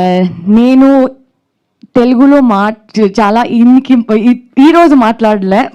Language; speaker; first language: Telugu; non-native, learner; Kannada